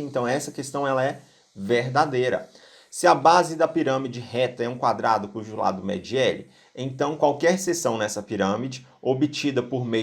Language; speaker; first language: Portuguese; native; Portuguese